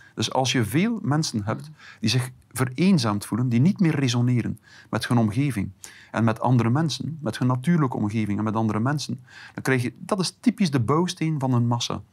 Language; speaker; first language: Dutch; native; Dutch